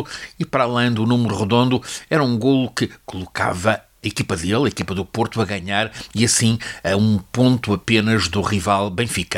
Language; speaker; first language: Portuguese; native; Portuguese